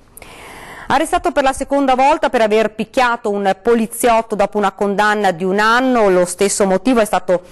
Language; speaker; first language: Italian; native; Italian